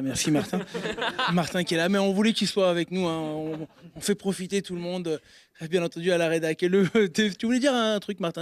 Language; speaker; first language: French; native; French